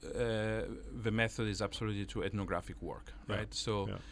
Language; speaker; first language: English; non-native, fluent; Italian